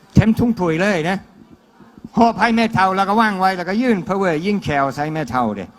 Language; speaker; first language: Thai; non-native, fluent; English